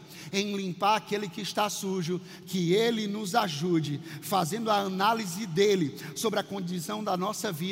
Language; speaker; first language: Portuguese; native; Portuguese